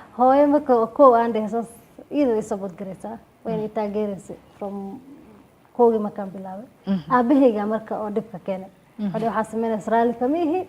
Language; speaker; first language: Somali; early bilingual, heritage; Somali